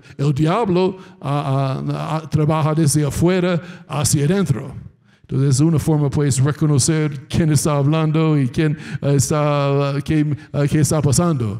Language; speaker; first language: Spanish; non-native, fluent; English